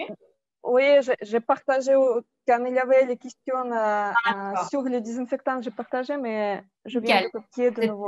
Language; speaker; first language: French; non-native, fluent; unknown